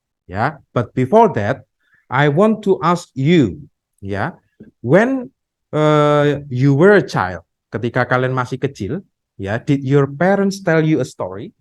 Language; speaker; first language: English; non-native, fluent; Indonesian